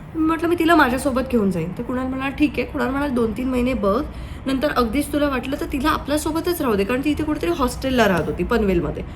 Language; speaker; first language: Marathi; native; Marathi